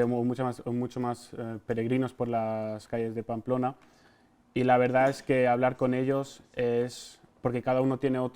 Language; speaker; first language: Spanish; early bilingual, heritage; Spanish